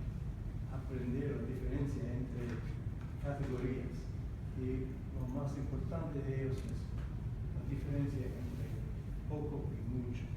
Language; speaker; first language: Spanish; non-native, fluent; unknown